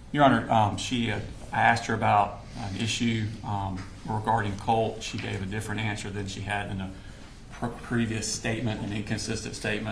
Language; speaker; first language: English; native; English